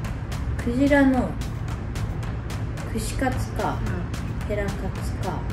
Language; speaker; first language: Japanese; native; Japanese